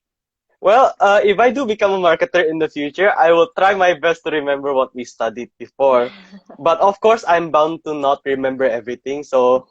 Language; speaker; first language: English; non-native, fluent; Indonesian